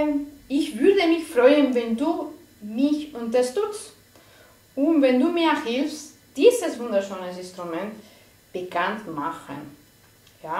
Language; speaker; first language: German; non-native, fluent; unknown